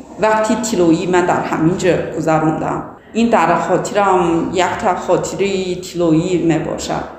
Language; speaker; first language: Tajik; non-native, learner; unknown